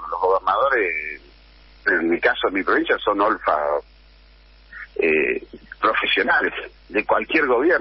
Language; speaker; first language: Spanish; native; Spanish